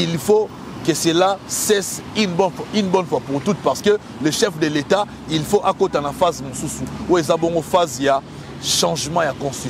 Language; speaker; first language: French; non-native, local second language; Lingala